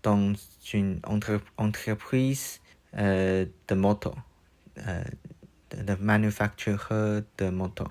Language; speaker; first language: French; non-native, learner; Chinese